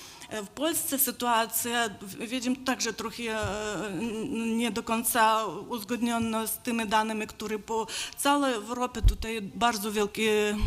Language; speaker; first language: Polish; non-native, learner; Ukrainian